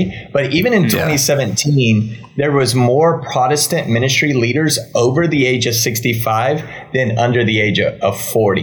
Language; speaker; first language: English; native; English